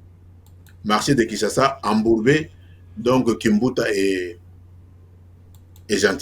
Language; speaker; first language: French; non-native, local second language; Lingala